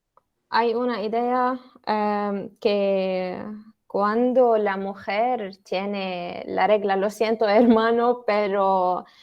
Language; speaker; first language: Spanish; non-native, learner; Arabic